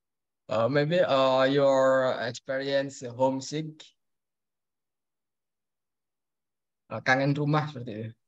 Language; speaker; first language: English; non-native, learner; Indonesian